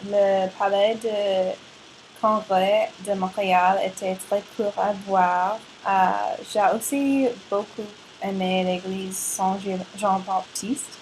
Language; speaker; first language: French; non-native, learner; English